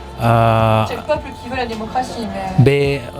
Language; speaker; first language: French; native; French